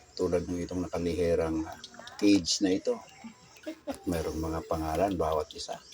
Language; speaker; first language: Filipino; non-native, local second language; Cebuano